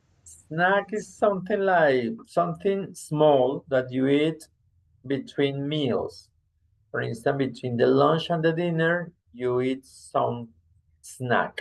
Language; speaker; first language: English; non-native, fluent; Spanish